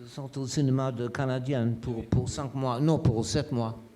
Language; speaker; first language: French; non-native, fluent; German